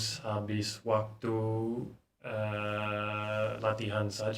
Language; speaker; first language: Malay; non-native, learner; English